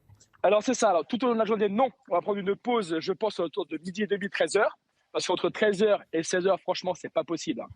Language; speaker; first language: French; native; French